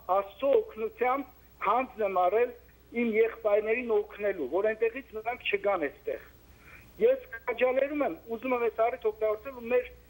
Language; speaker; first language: Armenian; native; Armenian